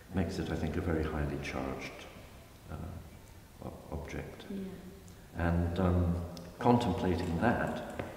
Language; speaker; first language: English; native; English